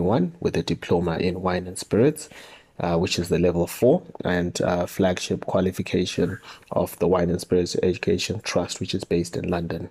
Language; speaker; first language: English; non-native, local second language; North Ndebele